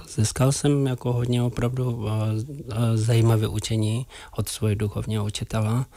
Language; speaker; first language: Czech; non-native, fluent; Tibetan